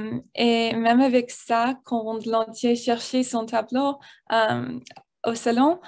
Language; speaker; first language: French; non-native, learner; English